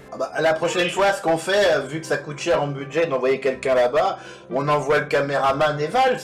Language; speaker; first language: French; native; French